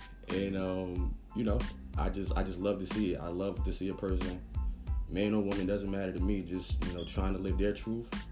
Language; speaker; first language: English; native; English